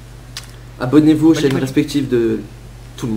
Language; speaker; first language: French; native; French